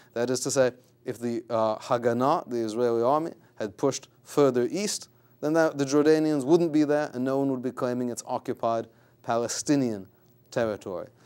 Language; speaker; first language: English; native; English